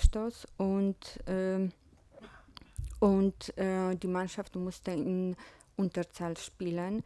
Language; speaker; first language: German; non-native, fluent; Polish